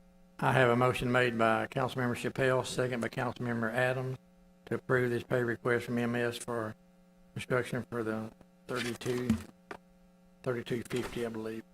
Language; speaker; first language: English; native; English